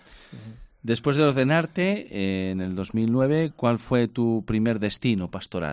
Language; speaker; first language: Spanish; native; Spanish